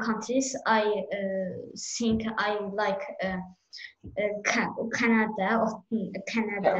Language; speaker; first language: English; non-native, learner; Azerbaijani